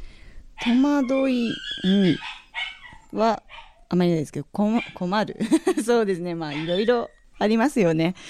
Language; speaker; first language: Japanese; native; Japanese